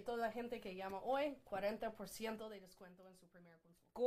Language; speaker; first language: Spanish; non-native, fluent; English